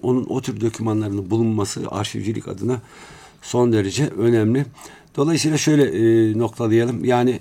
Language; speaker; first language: Turkish; native; Turkish